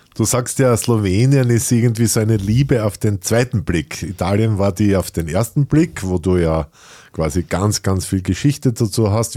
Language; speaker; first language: German; native; German